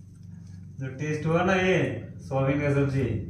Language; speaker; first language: Hindi; non-native, local second language; Bangla